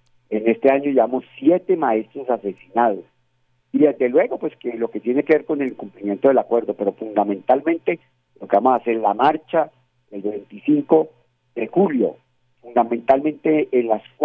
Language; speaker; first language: Spanish; native; Spanish